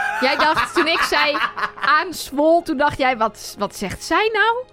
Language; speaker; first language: Dutch; native; Dutch